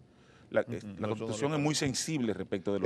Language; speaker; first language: Spanish; native; Spanish